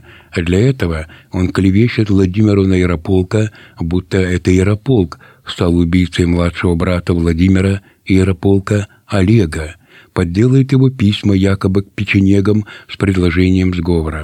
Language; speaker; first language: Russian; native; Russian